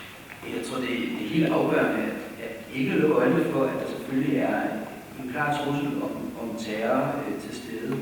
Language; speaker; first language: Danish; native; Danish